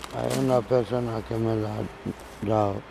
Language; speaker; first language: Spanish; non-native, learner; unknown